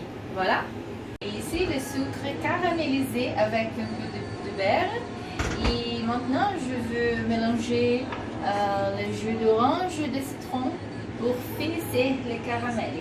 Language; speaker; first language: French; non-native, learner; Portuguese